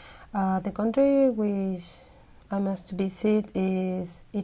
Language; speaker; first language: English; non-native, learner; Spanish